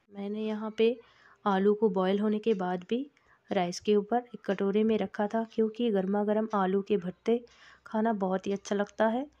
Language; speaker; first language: Hindi; non-native, local second language; Bangla